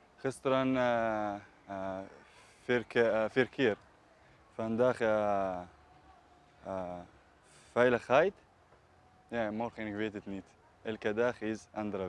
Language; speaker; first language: Dutch; non-native, learner; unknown